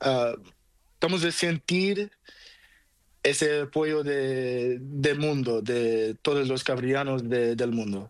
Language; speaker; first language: Spanish; non-native, fluent; Portuguese